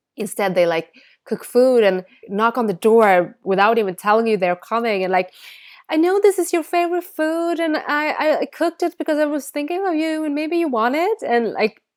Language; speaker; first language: English; non-native, fluent; Bangla